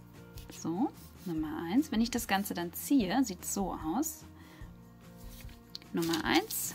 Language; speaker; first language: German; native; German